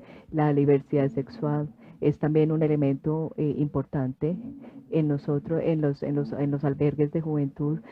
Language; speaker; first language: Spanish; non-native, fluent; French